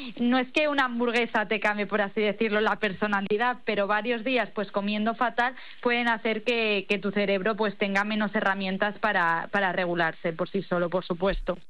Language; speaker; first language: Spanish; native; Spanish